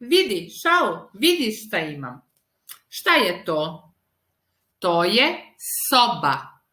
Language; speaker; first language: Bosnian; early bilingual, heritage; Serbian